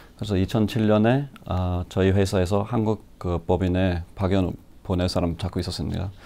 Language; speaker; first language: Korean; non-native, fluent; English